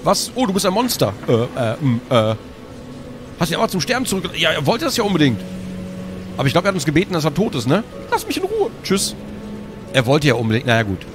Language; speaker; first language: German; native; German